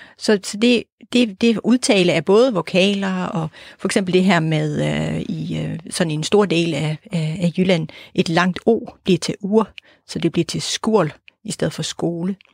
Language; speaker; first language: Danish; native; Danish